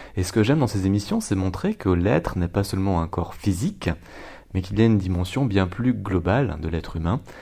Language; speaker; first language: French; native; French